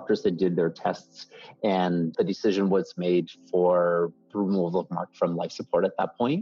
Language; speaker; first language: English; native; English